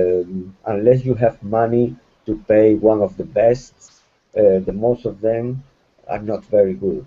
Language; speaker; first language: English; non-native, fluent; Spanish